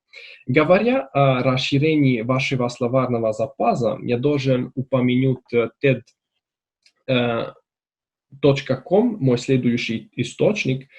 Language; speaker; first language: Russian; non-native, learner; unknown